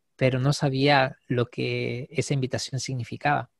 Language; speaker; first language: Spanish; native; Spanish